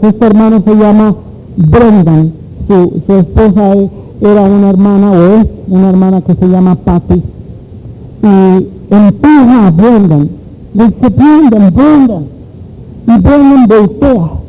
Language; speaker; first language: Spanish; native; Spanish